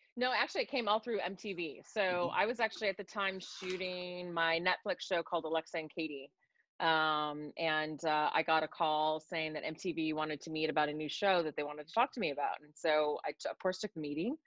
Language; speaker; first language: English; native; English